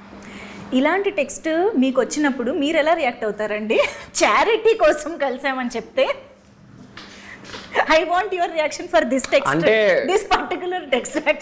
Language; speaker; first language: Telugu; native; Telugu